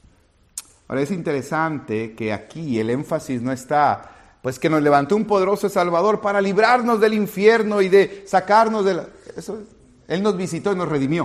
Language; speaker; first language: Spanish; native; Spanish